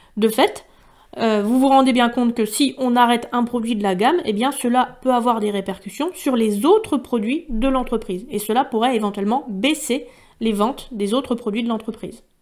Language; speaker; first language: French; native; French